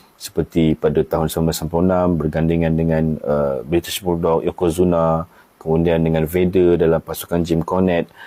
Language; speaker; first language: Malay; native; Malay